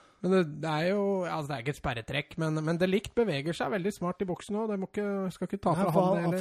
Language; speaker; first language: Norwegian; native; Norwegian